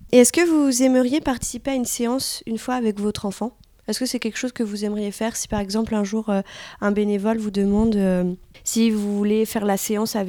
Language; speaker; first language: French; native; French